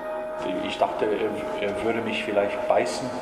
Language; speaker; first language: German; non-native, fluent; English